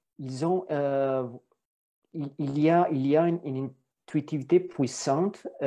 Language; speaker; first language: French; non-native, fluent; Italian